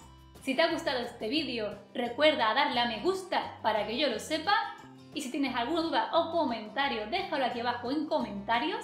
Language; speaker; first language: Spanish; native; Spanish